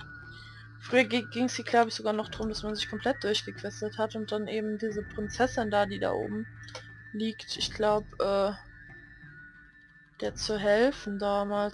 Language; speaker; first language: German; native; German